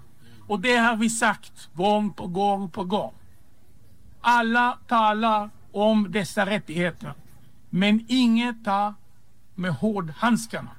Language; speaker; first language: Swedish; non-native, fluent; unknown